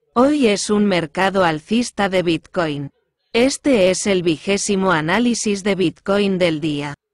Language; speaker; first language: Spanish; non-native, fluent; Korean